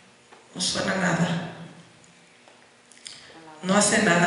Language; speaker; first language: Spanish; native; Spanish